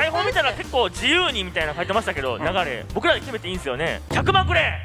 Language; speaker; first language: Japanese; native; Japanese